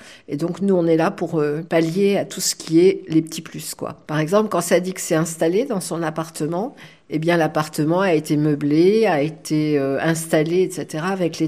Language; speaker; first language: French; native; French